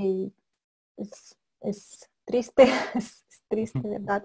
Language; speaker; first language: Spanish; non-native, fluent; Russian